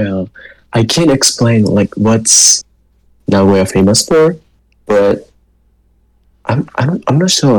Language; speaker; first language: English; non-native, learner; Japanese